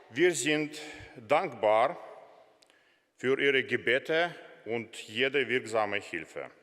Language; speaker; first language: German; non-native, fluent; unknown